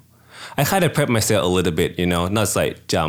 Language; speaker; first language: English; non-native, fluent; Thai